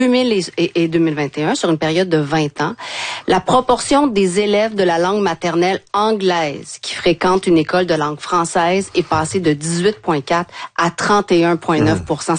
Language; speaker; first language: French; native; French